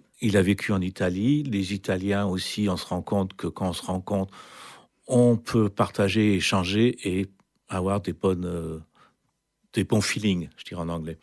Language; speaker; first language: French; native; French